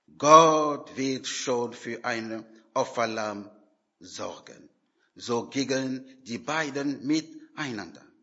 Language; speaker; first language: German; non-native, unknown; French